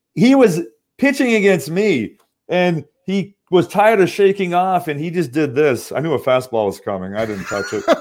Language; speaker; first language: English; native; English